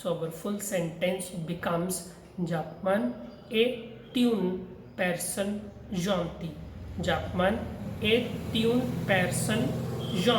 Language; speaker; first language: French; non-native, learner; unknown